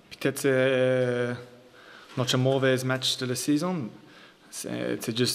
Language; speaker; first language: French; non-native, learner; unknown